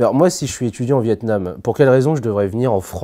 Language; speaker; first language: French; native; French